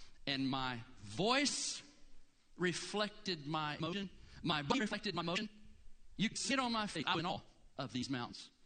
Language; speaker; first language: English; native; English